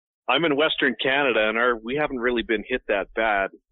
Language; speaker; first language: English; native; English